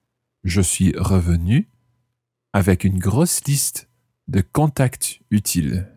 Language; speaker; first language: French; non-native, fluent; English